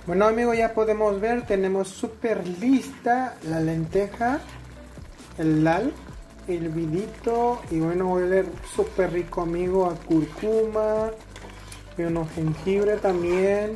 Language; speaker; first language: Spanish; non-native, fluent; Hindi